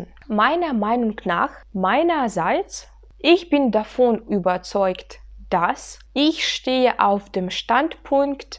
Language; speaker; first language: German; non-native, fluent; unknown